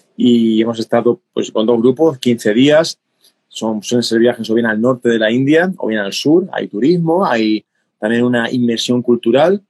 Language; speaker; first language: Spanish; native; Spanish